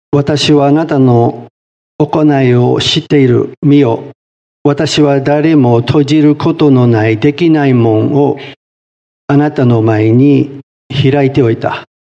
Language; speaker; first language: Japanese; non-native, fluent; English